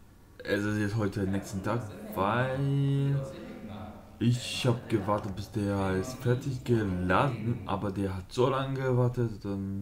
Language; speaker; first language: German; non-native, fluent; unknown